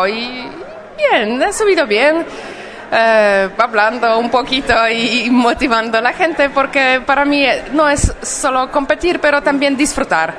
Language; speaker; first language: Spanish; non-native, fluent; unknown